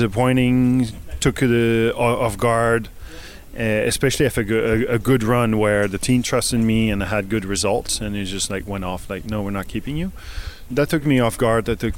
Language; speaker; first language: English; native; English